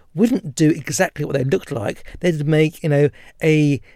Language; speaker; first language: English; native; English